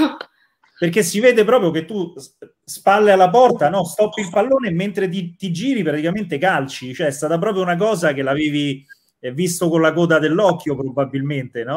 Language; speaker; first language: Italian; native; Italian